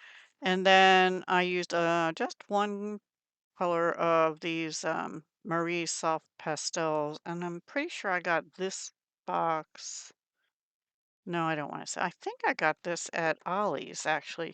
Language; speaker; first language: English; native; English